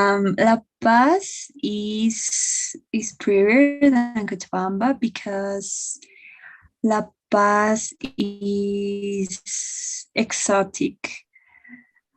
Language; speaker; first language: English; non-native, learner; Spanish